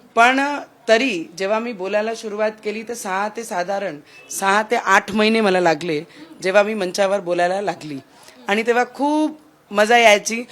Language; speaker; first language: Marathi; non-native, local second language; Punjabi